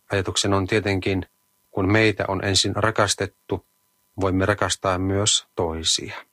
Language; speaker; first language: Finnish; native; Finnish